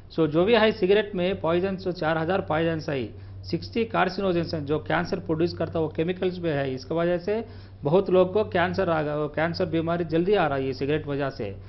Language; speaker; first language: Hindi; non-native, local second language; Telugu